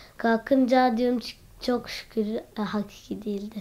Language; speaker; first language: Turkish; early bilingual, other home language; Arabic